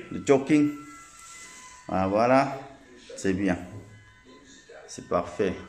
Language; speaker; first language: French; non-native, learner; Thai